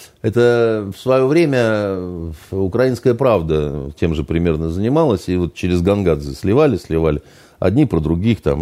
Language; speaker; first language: Russian; native; Russian